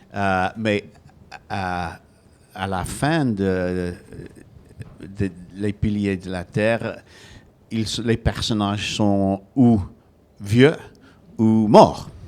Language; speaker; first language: French; non-native, fluent; Welsh